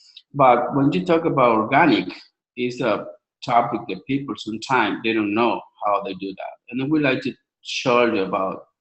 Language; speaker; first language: English; non-native, learner; Spanish